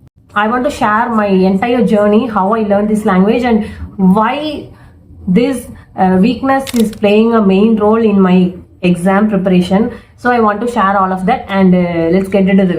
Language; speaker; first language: English; non-native, learner; Tamil